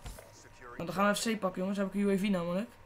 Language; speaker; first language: Dutch; native; Dutch